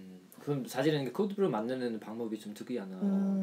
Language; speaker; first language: Korean; non-native, learner; German